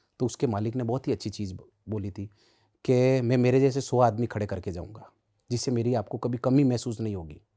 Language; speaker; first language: Hindi; native; Hindi